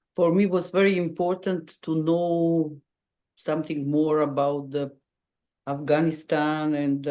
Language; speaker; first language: English; non-native, fluent; Macedonian